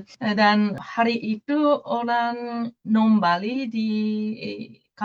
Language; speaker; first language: Indonesian; non-native, fluent; Japanese